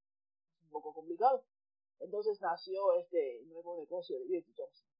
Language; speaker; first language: Spanish; non-native, fluent; Chinese